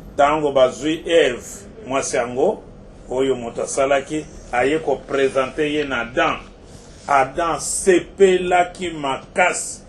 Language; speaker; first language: Lingala; native; Lingala